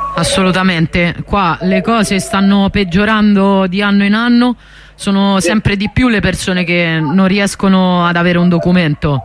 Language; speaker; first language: Italian; native; Italian